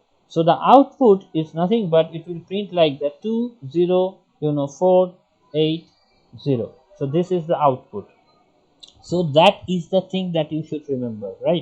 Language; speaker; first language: English; non-native, local second language; Bangla